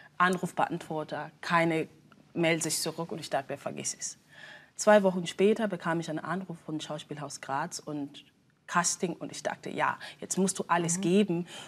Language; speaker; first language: German; non-native, fluent; Swahili